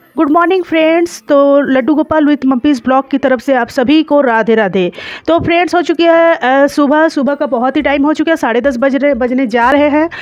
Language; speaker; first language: Hindi; non-native, local second language; Bangla